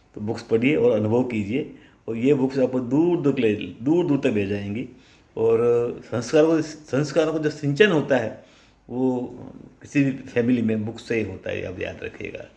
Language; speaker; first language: Hindi; native; Hindi